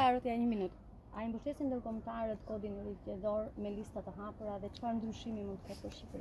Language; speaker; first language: Albanian; native; Albanian